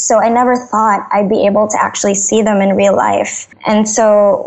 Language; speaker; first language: English; non-native, local second language; Filipino